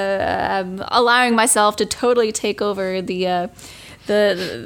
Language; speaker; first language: English; non-native, fluent; German